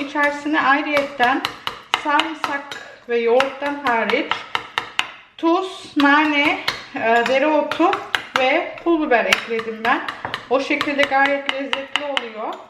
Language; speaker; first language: Turkish; early bilingual, heritage; Turkish